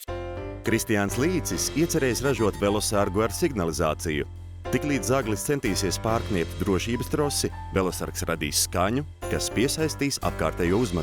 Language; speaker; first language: Latvian; native; Latvian